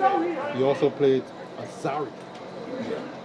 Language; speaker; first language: English; native; English